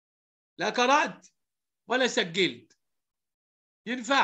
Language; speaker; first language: Arabic; native; Arabic